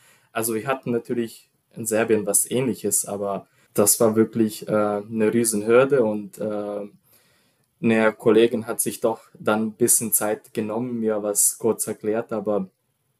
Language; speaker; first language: German; non-native, fluent; Serbian